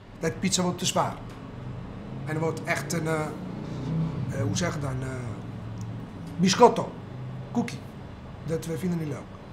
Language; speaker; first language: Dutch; non-native, learner; Italian